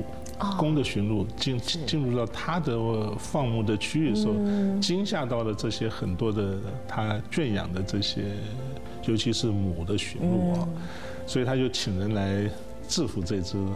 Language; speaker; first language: Chinese; native; Chinese